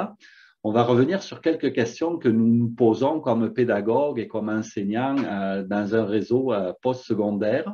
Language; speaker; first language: French; native; French